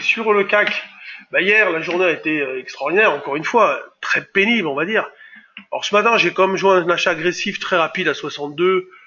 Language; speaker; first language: French; native; French